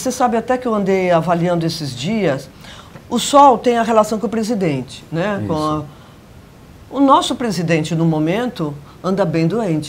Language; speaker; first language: Portuguese; native; Portuguese